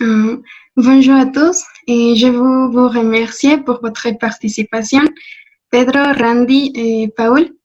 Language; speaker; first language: French; non-native, learner; Spanish